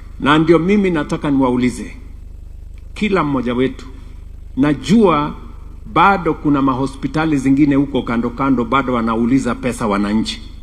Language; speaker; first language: Swahili; non-native, local second language; Kalenjin